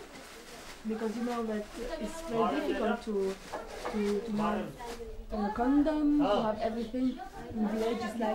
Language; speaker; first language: English; non-native, learner; French